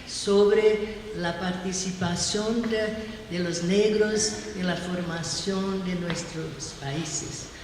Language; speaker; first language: Spanish; non-native, learner; Portuguese